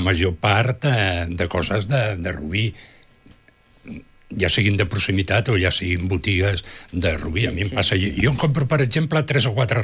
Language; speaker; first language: Catalan; native; Catalan